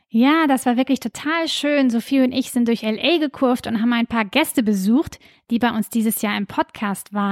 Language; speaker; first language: German; native; German